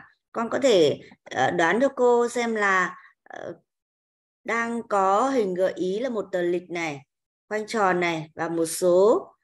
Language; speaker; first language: Vietnamese; native; Vietnamese